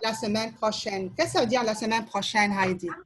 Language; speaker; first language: French; non-native, fluent; Arabic